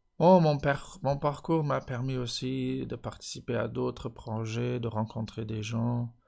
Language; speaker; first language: French; non-native, local second language; Luxembourgish